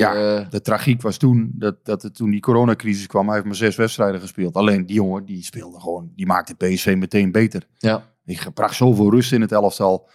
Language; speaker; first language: Dutch; native; Dutch